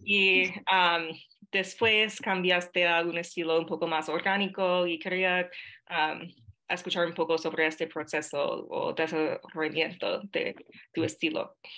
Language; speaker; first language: Spanish; non-native, fluent; English